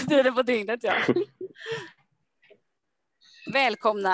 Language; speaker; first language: Swedish; native; Swedish